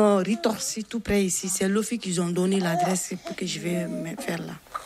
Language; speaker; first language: French; non-native, learner; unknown